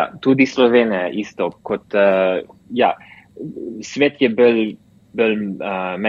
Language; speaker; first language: Slovenian; early bilingual, heritage; English